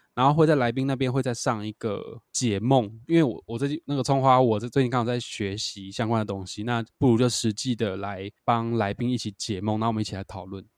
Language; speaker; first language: Chinese; native; Chinese